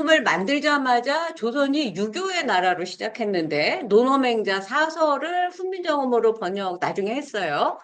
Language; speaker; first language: Korean; native; Korean